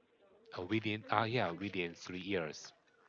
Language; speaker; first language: English; non-native, learner; Korean